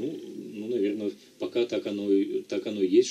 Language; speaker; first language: Russian; native; Russian